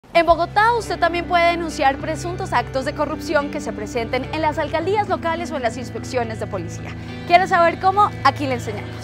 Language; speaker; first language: Spanish; native; Spanish